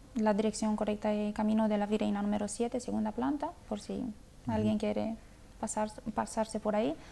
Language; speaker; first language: Spanish; non-native, fluent; Romanian